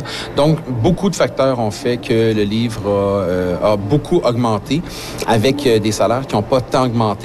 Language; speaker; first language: French; native; French